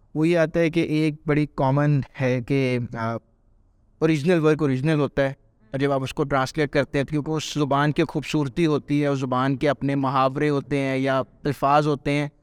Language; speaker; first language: Urdu; native; Urdu